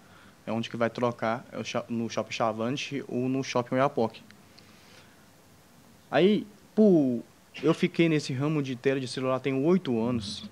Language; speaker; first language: Portuguese; non-native, fluent; Chinese